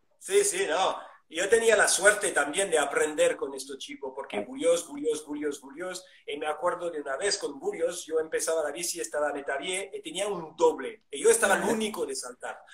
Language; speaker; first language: Spanish; non-native, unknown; French